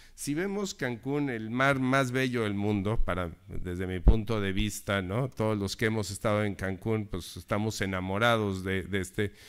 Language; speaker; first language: Spanish; native; Spanish